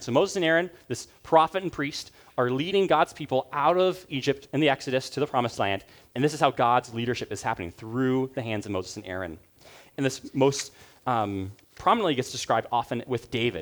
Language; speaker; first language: English; native; English